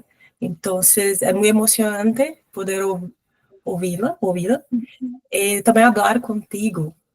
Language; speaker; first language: Spanish; non-native, learner; Portuguese